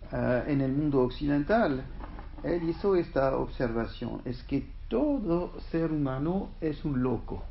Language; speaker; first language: Spanish; non-native, fluent; French